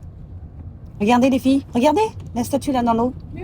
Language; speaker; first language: French; native; French